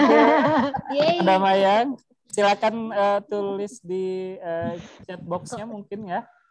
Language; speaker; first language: Indonesian; native; Indonesian